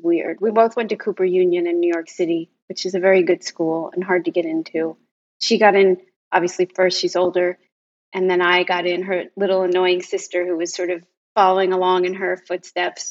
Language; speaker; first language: English; native; English